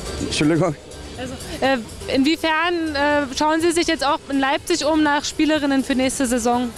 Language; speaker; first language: German; native; German